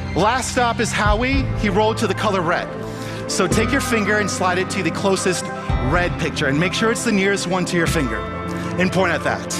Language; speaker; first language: English; native; English